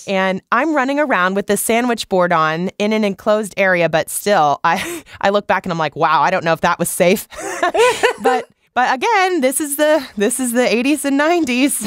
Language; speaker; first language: English; native; English